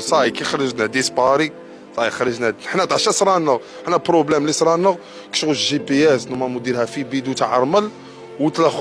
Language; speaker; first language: Arabic; native; Arabic